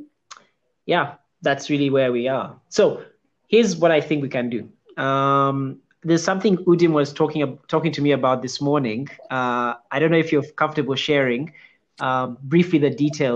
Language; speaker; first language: English; non-native, local second language; Ganda